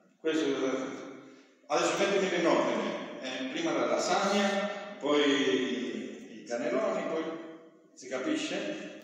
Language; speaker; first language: Italian; non-native, fluent; Spanish